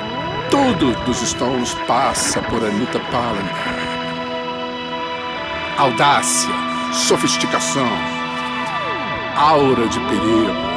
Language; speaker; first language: Portuguese; native; Portuguese